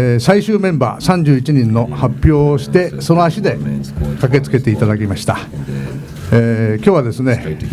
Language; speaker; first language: Japanese; native; Japanese